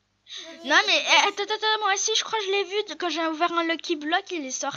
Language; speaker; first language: French; native; French